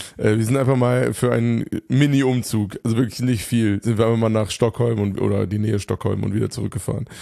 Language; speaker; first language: German; native; German